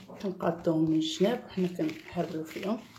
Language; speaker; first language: Arabic; native; Arabic